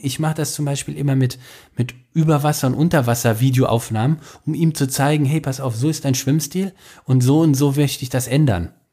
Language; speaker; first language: German; native; German